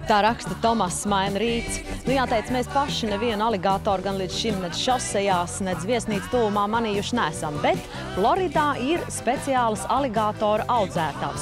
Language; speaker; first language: Latvian; native; Latvian